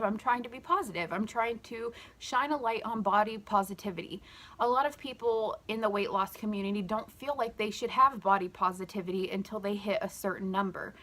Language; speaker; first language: English; native; English